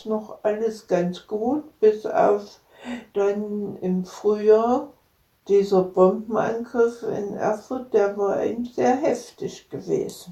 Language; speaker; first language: German; native; German